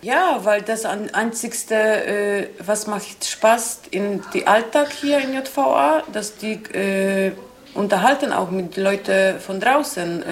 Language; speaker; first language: German; non-native, learner; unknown